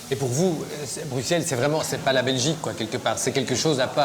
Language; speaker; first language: French; native; French